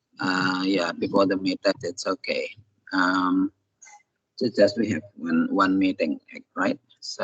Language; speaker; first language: English; non-native, fluent; Indonesian